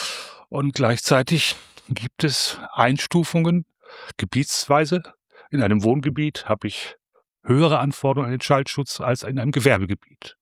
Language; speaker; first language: German; native; German